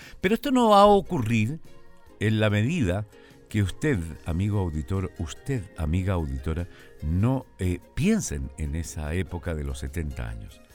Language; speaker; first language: Spanish; native; Spanish